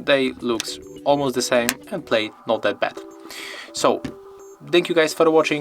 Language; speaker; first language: English; non-native, fluent; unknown